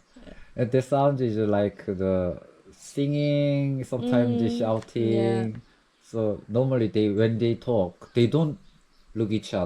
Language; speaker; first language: English; non-native, learner; Korean